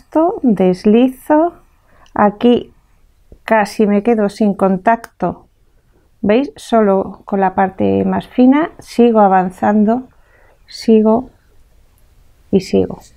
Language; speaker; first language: Spanish; native; Spanish